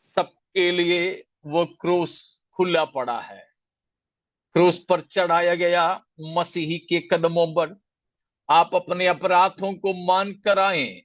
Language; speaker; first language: Hindi; non-native, local second language; Malayalam